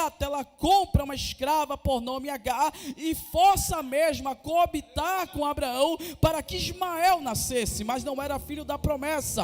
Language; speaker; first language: Portuguese; native; Portuguese